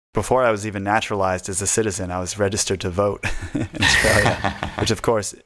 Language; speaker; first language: English; native; English